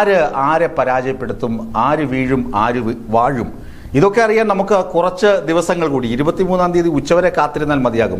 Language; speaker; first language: Malayalam; native; Malayalam